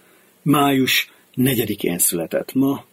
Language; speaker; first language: Hungarian; native; Hungarian